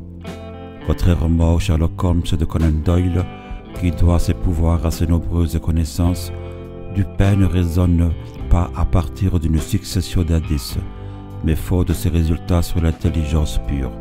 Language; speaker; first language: French; native; French